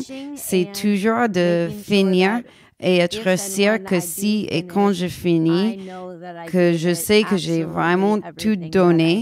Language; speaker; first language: French; non-native, learner; English